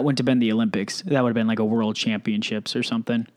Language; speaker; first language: English; native; English